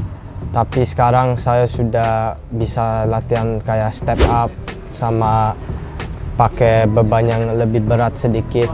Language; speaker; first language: Indonesian; early bilingual, heritage; English